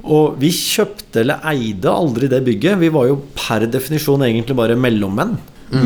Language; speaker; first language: Norwegian; native; Norwegian